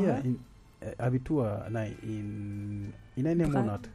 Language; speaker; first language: German; non-native, learner; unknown